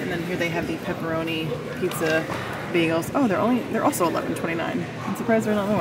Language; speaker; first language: English; native; English